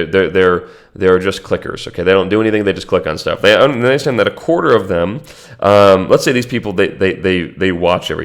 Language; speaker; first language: English; native; English